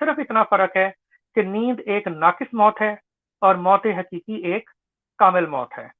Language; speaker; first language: Urdu; native; Urdu